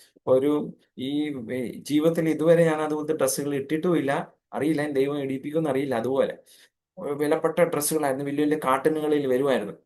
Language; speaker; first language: Malayalam; native; Malayalam